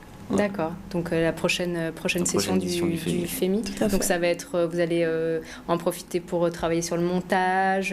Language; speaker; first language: French; native; French